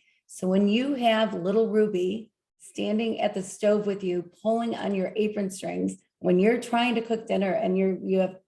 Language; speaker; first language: English; native; English